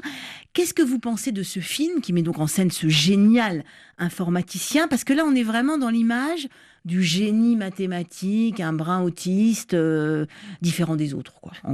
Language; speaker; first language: French; native; French